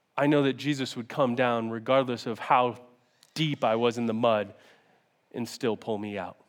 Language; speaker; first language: English; native; English